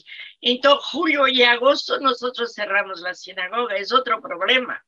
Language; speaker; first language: Spanish; non-native, fluent; Portuguese